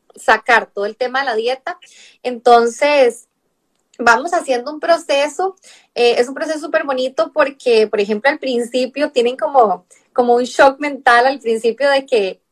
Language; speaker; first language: Spanish; native; Spanish